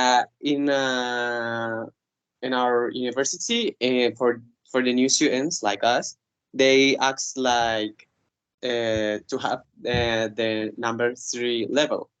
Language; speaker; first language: English; non-native, learner; Spanish